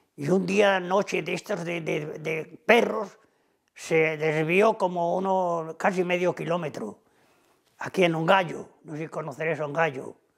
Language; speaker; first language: Spanish; native; Spanish